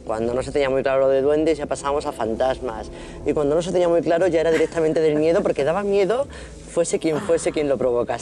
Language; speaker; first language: Spanish; native; Spanish